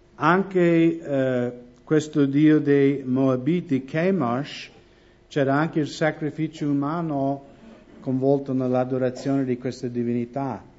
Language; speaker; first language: Italian; non-native, fluent; English